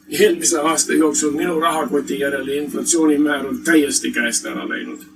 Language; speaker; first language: Estonian; early bilingual, heritage; Estonian